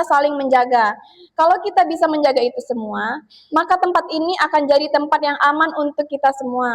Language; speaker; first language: Indonesian; native; Indonesian